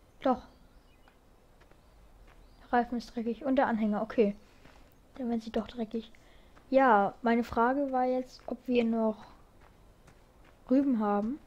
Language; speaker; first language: German; native; German